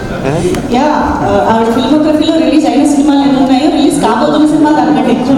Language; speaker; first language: Telugu; native; Telugu